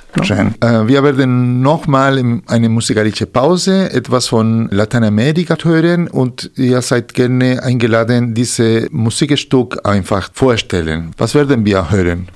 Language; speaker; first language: German; non-native, fluent; Spanish